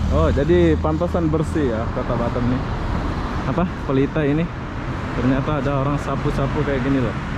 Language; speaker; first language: Indonesian; native; Indonesian